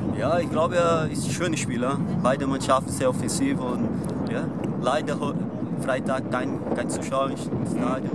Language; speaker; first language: German; non-native, learner; Portuguese